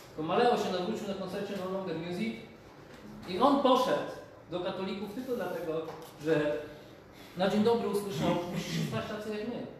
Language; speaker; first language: Polish; native; Polish